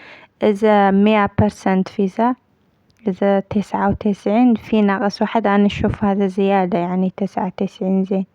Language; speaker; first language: Arabic; non-native, learner; Amharic